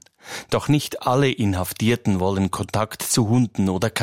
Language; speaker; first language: German; native; German